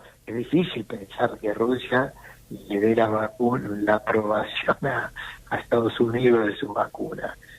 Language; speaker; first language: Spanish; native; Spanish